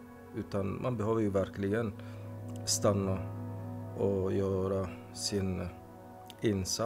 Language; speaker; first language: Swedish; non-native, fluent; Somali